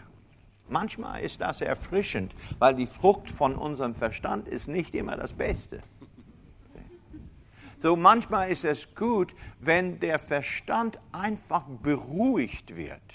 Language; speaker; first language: German; non-native, fluent; English